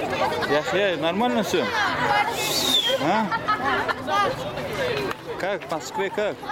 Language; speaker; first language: Russian; non-native, local second language; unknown